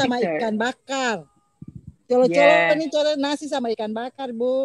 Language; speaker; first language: Indonesian; native; Indonesian